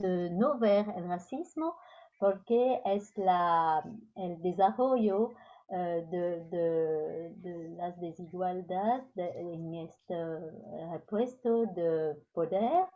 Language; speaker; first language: Spanish; non-native, fluent; French